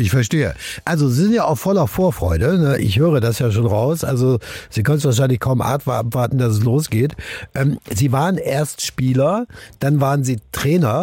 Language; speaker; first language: German; native; German